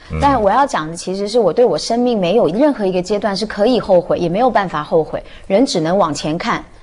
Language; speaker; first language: Chinese; native; Chinese